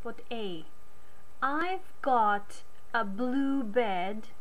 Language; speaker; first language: English; non-native, fluent; Macedonian